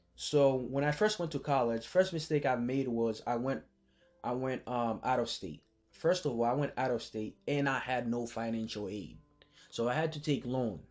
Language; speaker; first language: English; early bilingual, other home language; Haitian Creole